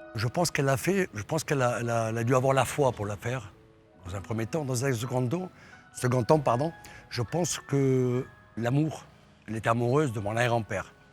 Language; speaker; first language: French; native; French